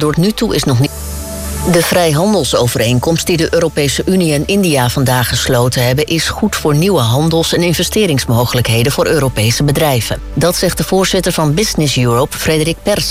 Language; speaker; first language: Dutch; native; Dutch